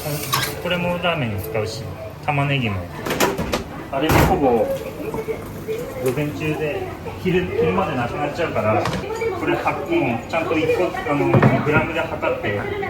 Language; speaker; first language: Japanese; native; Japanese